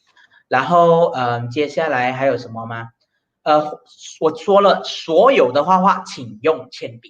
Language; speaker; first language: Chinese; native; Chinese